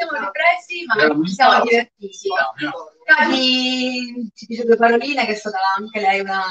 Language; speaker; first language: Italian; native; Italian